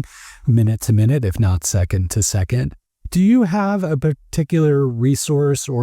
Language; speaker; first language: English; native; English